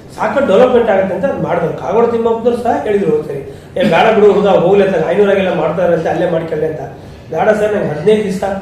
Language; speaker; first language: Kannada; native; Kannada